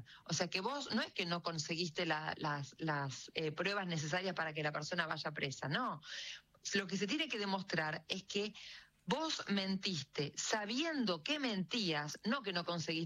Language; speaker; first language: Spanish; native; Spanish